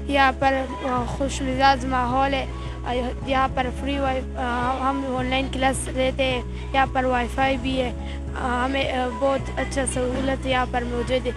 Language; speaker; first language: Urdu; non-native, local second language; Pashto